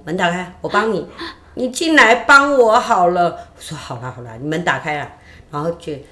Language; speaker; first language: Chinese; native; Chinese